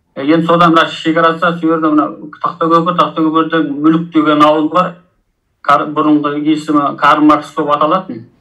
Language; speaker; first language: Kazakh; early bilingual, heritage; Kazakh